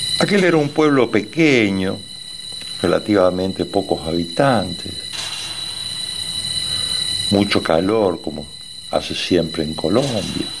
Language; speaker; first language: Spanish; native; Spanish